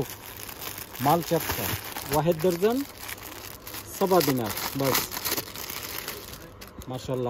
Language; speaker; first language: Arabic; non-native, learner; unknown